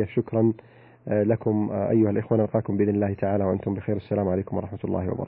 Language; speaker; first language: Arabic; native; Arabic